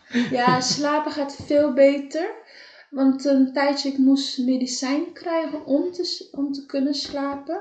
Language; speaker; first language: Dutch; non-native, fluent; Kabuverdianu